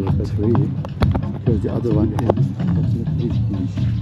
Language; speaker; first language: English; non-native, learner; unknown